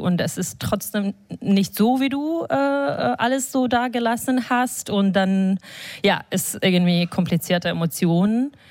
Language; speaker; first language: German; non-native, fluent; Georgian